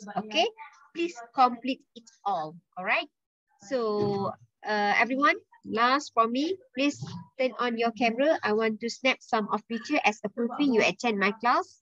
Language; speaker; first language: English; non-native, local second language; Malay